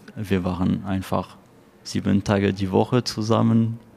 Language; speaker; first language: German; non-native, fluent; French